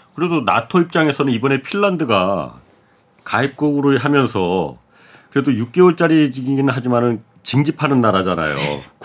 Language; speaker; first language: Korean; native; Korean